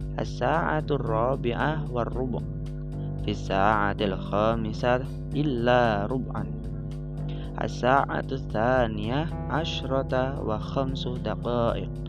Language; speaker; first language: Arabic; non-native, learner; Indonesian